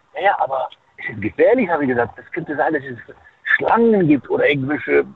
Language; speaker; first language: German; non-native, fluent; Arabic